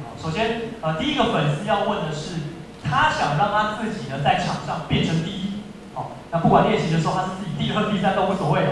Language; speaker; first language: Chinese; native; Chinese